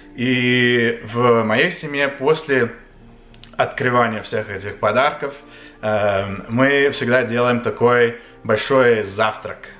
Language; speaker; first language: Russian; non-native, fluent; English